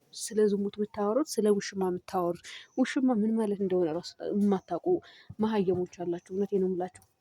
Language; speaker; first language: Amharic; non-native, local second language; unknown